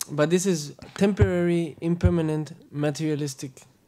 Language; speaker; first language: English; non-native, fluent; Spanish